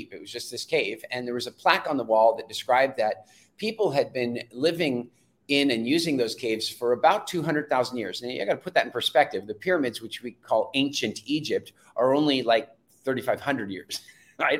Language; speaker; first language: English; native; English